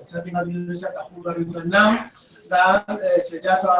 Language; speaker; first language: Indonesian; non-native, learner; Spanish